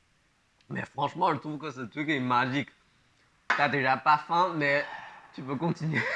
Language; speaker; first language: French; non-native, fluent; Chinese